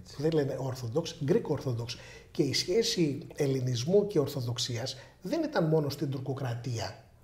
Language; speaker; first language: Greek; early bilingual, heritage; Greek